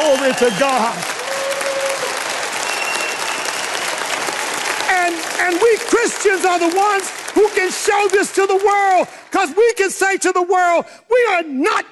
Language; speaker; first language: English; native; English